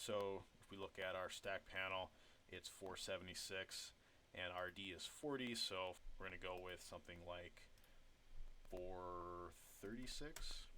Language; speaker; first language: English; native; English